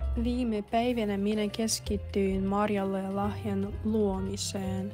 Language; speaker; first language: Finnish; non-native, learner; Russian